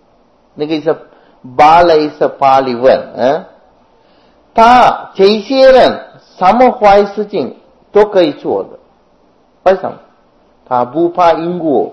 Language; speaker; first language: Chinese; non-native, fluent; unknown